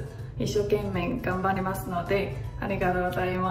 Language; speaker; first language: Japanese; non-native, learner; Chinese